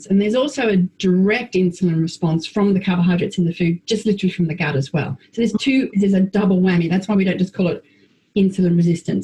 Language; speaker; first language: English; native; English